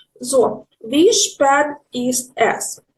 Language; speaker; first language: German; non-native, learner; Ukrainian